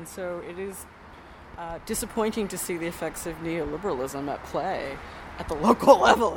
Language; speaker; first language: English; native; English